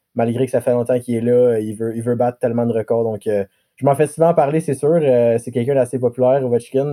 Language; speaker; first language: French; native; French